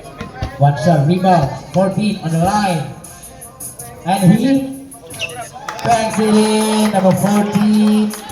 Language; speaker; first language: English; non-native, local second language; Indonesian